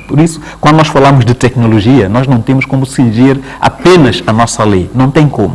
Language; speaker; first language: Portuguese; native; Portuguese